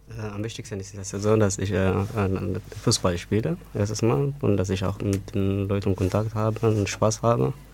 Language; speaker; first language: German; non-native, learner; Tigrinya